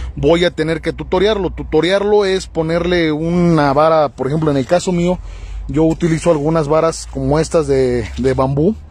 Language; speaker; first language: Spanish; native; Spanish